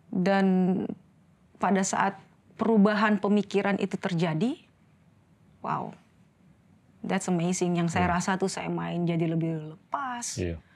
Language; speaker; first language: Indonesian; native; Indonesian